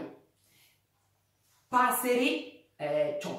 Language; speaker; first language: Japanese; non-native, learner; Italian